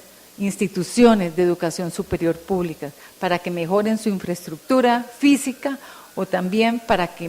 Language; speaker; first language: Spanish; native; Spanish